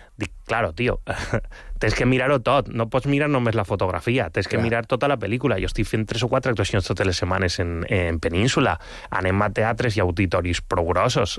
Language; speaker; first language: Catalan; non-native, local second language; Spanish